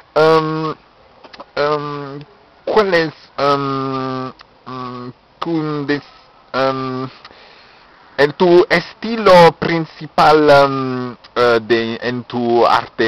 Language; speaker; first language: Spanish; non-native, learner; French